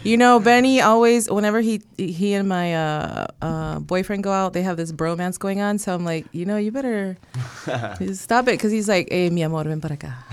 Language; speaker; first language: English; early bilingual, other home language; Spanish